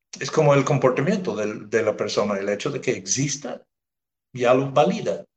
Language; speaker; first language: Spanish; non-native, fluent; English